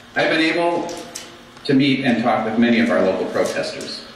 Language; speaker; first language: English; native; English